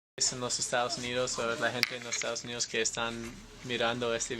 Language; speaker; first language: Spanish; non-native, learner; English